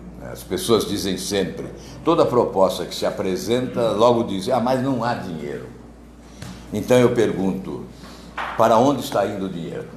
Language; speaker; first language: Portuguese; native; Portuguese